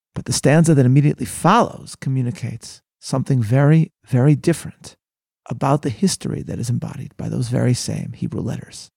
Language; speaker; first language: English; native; English